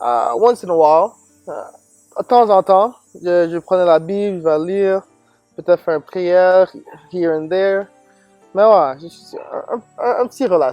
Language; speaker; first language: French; non-native, local second language; English